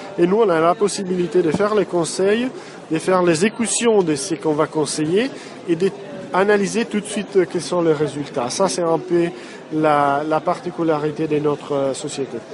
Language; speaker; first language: French; non-native, fluent; Italian